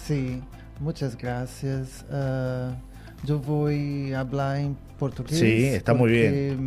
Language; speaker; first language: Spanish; non-native, learner; Portuguese